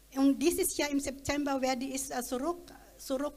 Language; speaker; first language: German; non-native, learner; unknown